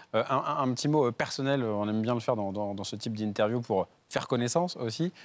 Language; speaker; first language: French; native; French